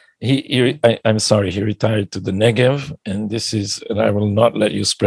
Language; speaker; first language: English; non-native, fluent; Hebrew